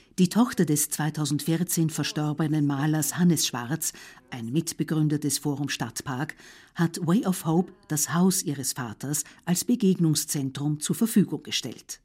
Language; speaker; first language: German; native; German